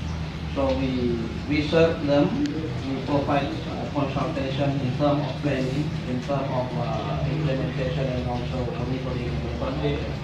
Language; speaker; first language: English; non-native, fluent; Indonesian